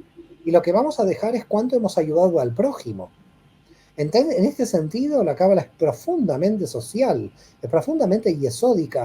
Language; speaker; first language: Spanish; native; Spanish